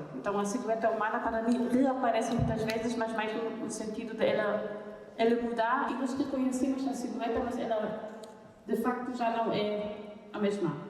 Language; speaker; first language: Portuguese; non-native, fluent; German